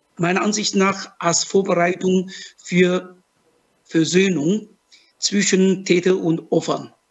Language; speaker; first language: German; non-native, fluent; Chinese